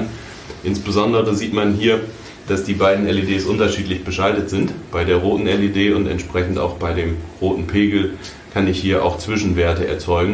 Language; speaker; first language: German; native; German